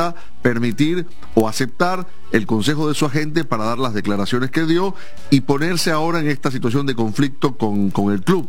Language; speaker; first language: Spanish; native; Spanish